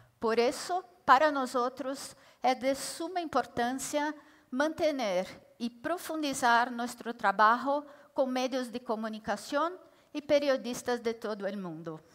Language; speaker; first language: Spanish; non-native, fluent; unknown